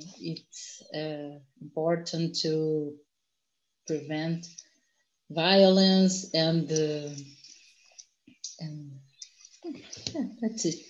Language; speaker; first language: English; non-native, learner; Portuguese